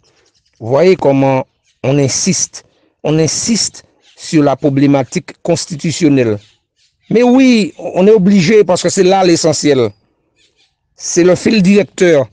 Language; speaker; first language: French; native; French